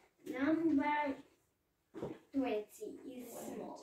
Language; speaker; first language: English; non-native, learner; Russian